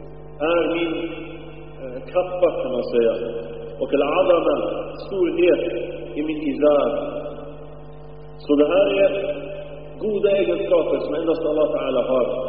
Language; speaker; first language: Swedish; early bilingual, other home language; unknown